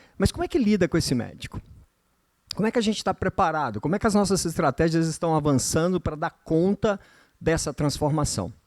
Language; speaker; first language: Portuguese; native; Portuguese